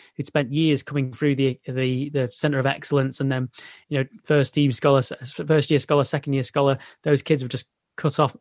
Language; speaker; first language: English; native; English